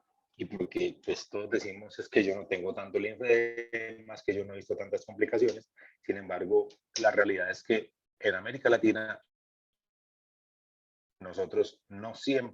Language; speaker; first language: Spanish; native; Spanish